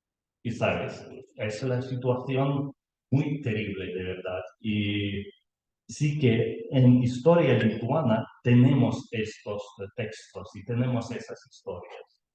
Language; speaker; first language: Spanish; non-native, learner; Lithuanian